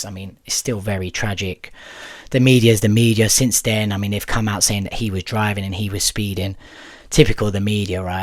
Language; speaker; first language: English; native; English